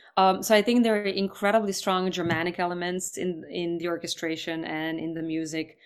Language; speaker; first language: English; non-native, fluent; Serbian